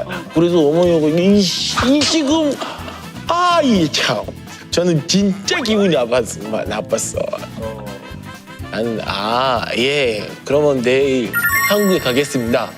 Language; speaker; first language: Korean; non-native, learner; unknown